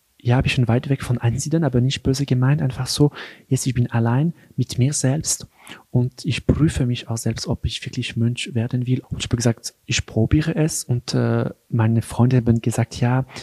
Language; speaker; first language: German; non-native, local second language; French